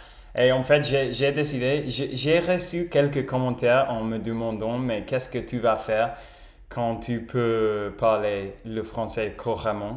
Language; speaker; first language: French; non-native, learner; English